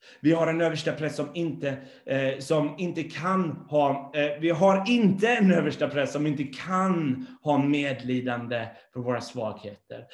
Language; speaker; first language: Swedish; non-native, fluent; English